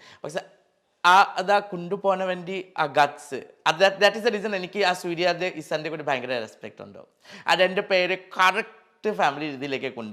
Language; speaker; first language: Malayalam; non-native, learner; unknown